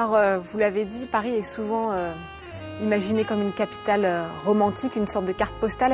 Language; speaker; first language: French; native; French